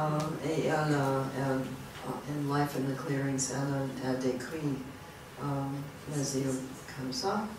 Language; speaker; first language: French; non-native, learner; English